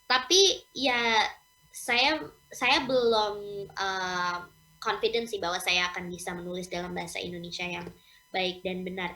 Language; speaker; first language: Indonesian; non-native, local second language; English